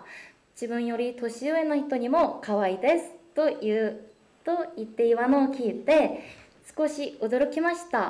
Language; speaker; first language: Japanese; non-native, fluent; Korean